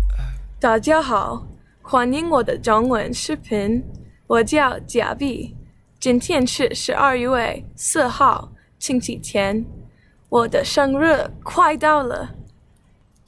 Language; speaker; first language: Chinese; non-native, learner; English